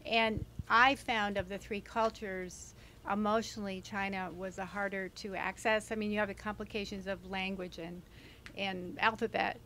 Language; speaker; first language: English; non-native, fluent; Tibetan